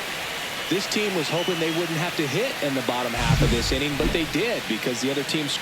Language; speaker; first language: English; native; English